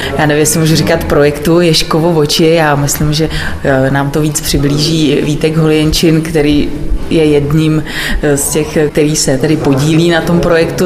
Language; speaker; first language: Czech; native; Czech